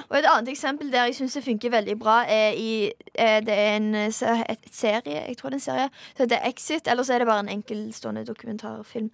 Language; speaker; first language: Norwegian; native; Norwegian